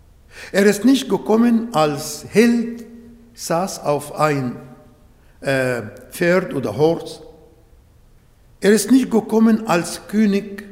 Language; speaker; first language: German; non-native, learner; Arabic